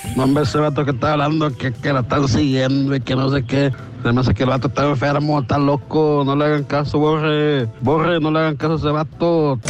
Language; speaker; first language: Spanish; native; Spanish